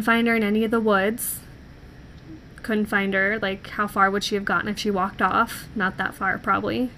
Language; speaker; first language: English; native; English